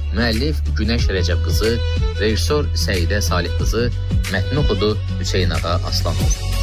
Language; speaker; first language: Azerbaijani; native; Azerbaijani